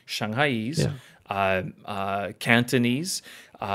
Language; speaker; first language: English; native; English